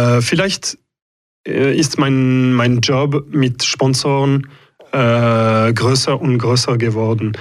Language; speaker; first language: German; non-native, local second language; French